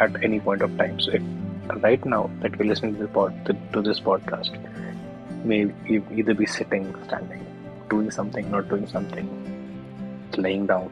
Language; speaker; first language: English; non-native, local second language; Hindi